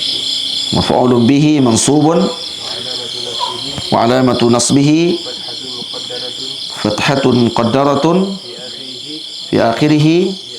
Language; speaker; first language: Arabic; non-native, fluent; Malay